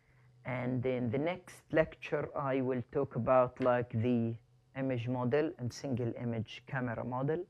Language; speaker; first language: English; non-native, fluent; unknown